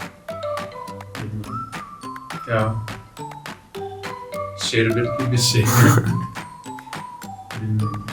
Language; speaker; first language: Turkish; non-native, fluent; Macedonian